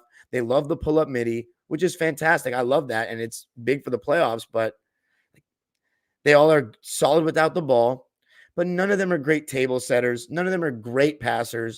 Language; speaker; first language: English; native; English